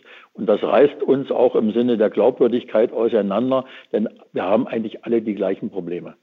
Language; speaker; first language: German; native; German